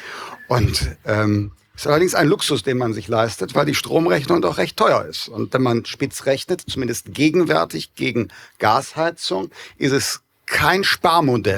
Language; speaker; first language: German; native; German